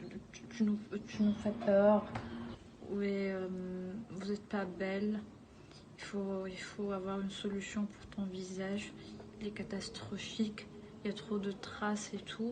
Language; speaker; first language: French; non-native, local second language; Arabic